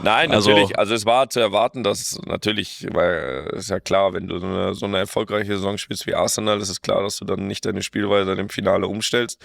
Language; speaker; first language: German; native; German